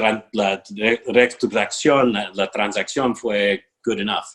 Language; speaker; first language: Spanish; non-native, fluent; English